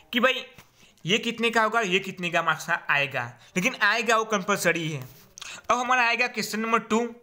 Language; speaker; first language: Hindi; non-native, local second language; Gujarati